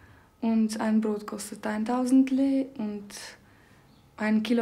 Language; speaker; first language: German; non-native, local second language; Romanian